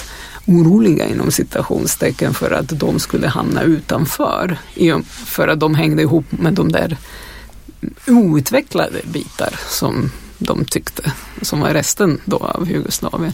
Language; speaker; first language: Swedish; non-native, fluent; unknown